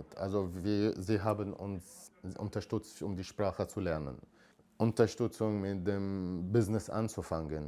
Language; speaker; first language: German; non-native, learner; Arabic